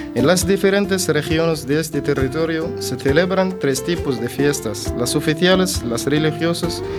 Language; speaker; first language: Spanish; non-native, fluent; Arabic